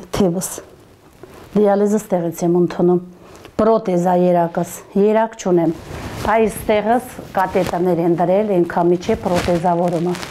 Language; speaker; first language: Armenian; native; Armenian